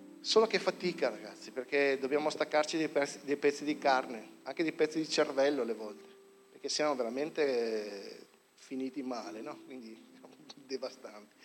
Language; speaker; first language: Italian; native; Italian